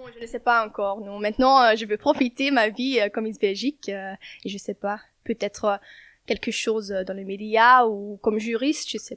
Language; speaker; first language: French; non-native, learner; Dutch